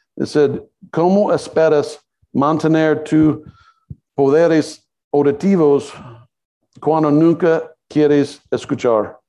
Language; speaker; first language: Spanish; non-native, learner; English